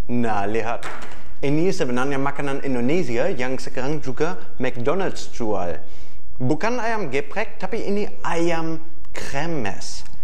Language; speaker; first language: Indonesian; non-native, fluent; German